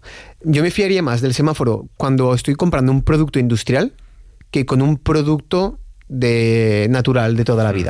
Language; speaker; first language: Spanish; native; Spanish